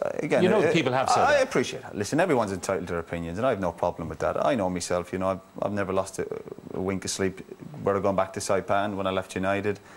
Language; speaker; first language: English; native; English